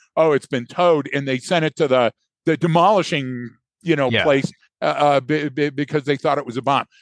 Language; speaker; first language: English; native; English